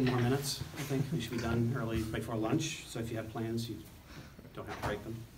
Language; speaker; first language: English; native; English